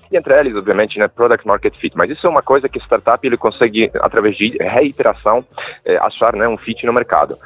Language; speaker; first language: Portuguese; non-native, fluent; Polish